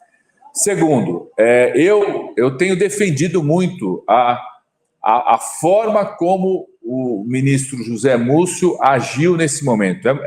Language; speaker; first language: Portuguese; native; Portuguese